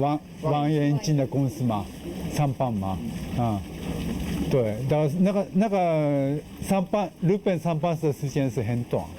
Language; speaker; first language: Chinese; non-native, fluent; Japanese